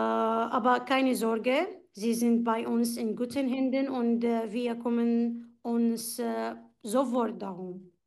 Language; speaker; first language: German; non-native, fluent; Arabic